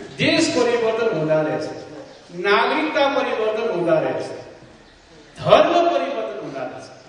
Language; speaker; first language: Nepali; non-native, local second language; Newari